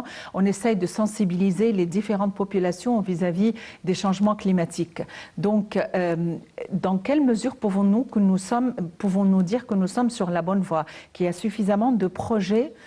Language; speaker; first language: French; non-native, fluent; Arabic